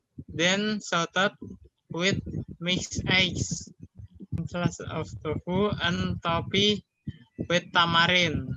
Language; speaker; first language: English; non-native, learner; Indonesian